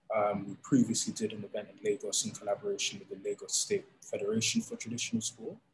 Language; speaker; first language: English; native; English